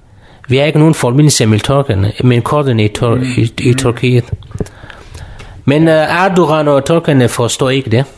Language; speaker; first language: Danish; non-native, learner; Kurdish